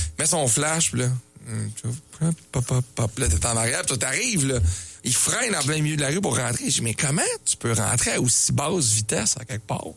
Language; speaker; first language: French; native; French